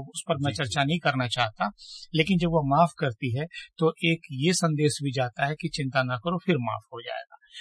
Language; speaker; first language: Hindi; native; Hindi